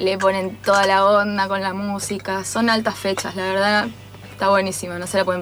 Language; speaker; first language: Spanish; native; Spanish